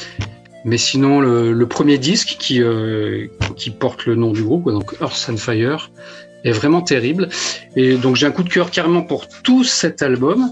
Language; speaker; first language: French; native; French